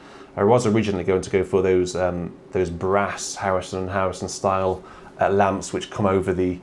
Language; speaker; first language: English; native; English